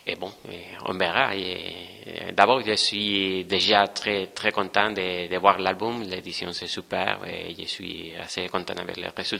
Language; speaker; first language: French; non-native, fluent; Spanish